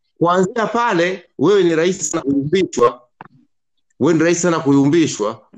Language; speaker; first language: Swahili; native; Swahili